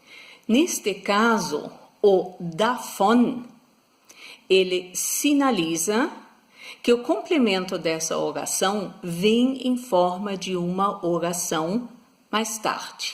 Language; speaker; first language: Portuguese; non-native, fluent; German